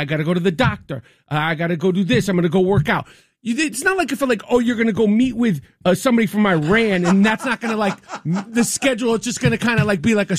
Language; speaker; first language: English; native; English